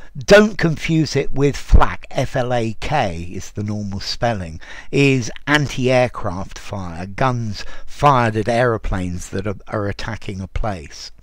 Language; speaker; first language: English; native; English